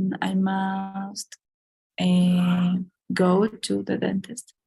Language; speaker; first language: English; non-native, learner; Spanish